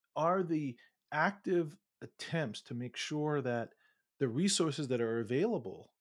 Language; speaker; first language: English; native; English